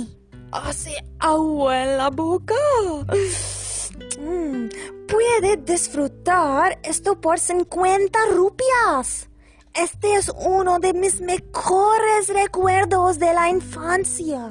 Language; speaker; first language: Spanish; non-native, learner; Hindi